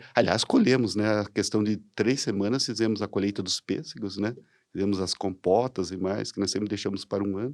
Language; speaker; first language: Portuguese; native; Portuguese